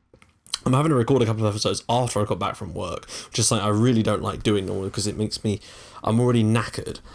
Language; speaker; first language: English; native; English